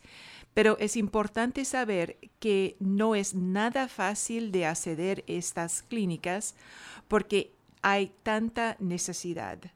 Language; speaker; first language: Spanish; non-native, fluent; English